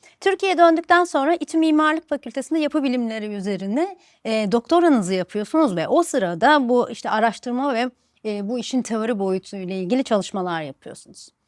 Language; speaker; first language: Turkish; native; Turkish